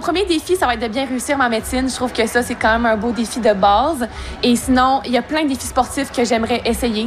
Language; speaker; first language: French; native; French